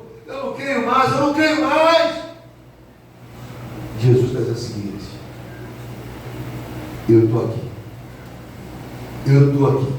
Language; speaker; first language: Portuguese; native; Portuguese